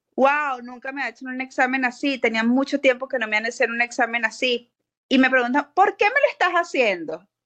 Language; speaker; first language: Spanish; native; Spanish